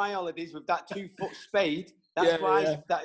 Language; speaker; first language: English; native; English